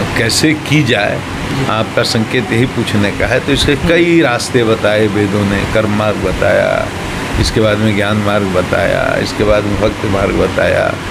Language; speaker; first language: Hindi; native; Hindi